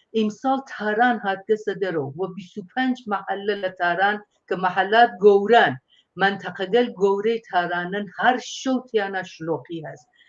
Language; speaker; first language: Central Kurdish; non-native, local second language; Persian